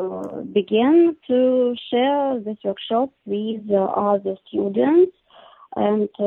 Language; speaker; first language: English; non-native, learner; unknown